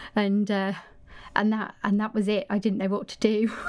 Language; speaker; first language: English; native; English